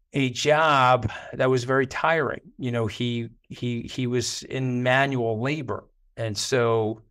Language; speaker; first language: English; native; English